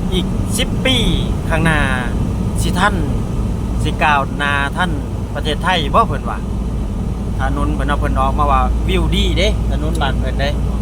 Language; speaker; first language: Thai; native; Thai